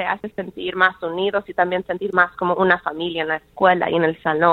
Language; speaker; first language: Spanish; early bilingual, heritage; Spanish